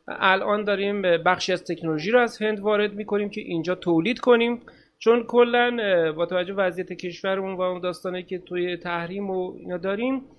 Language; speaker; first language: Persian; native; Persian